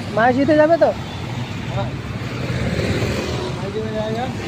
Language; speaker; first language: Hindi; non-native, local second language; Bangla